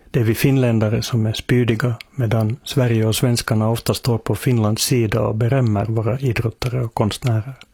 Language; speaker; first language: Swedish; native; Swedish